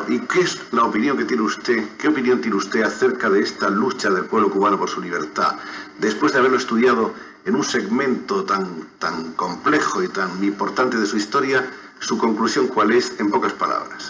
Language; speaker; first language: Spanish; native; Spanish